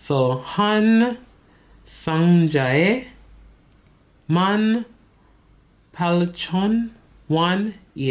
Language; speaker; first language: Korean; non-native, learner; English